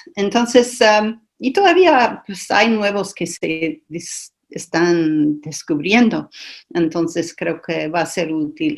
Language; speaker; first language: Spanish; non-native, fluent; English